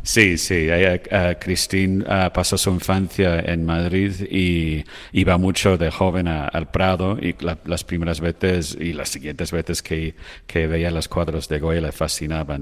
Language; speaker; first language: Spanish; non-native, fluent; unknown